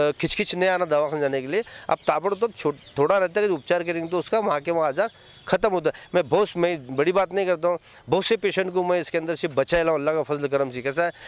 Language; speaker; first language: Hindi; non-native, local second language; Urdu